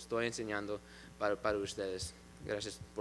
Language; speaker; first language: Spanish; early bilingual, heritage; English